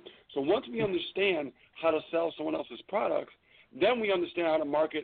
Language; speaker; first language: English; native; English